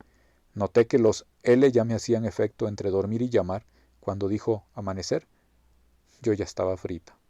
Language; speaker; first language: Spanish; native; Spanish